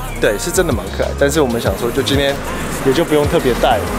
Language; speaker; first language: Chinese; native; Chinese